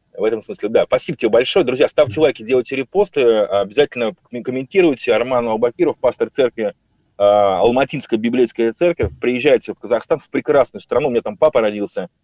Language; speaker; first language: Russian; native; Russian